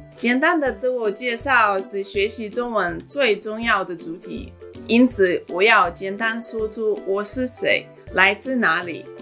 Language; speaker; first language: Chinese; non-native, fluent; Russian